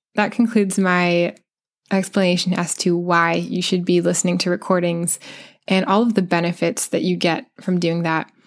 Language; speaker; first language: English; native; English